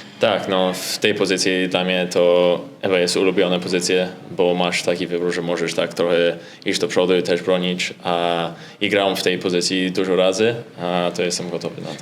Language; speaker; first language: Polish; early bilingual, heritage; Polish